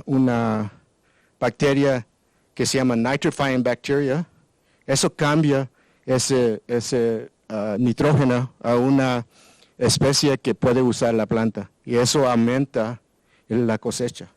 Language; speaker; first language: Spanish; non-native, learner; English